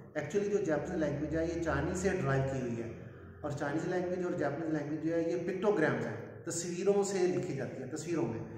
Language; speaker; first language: Urdu; non-native, local second language; Punjabi